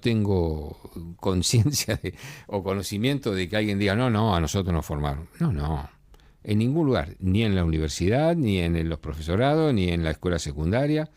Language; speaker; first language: Spanish; native; Spanish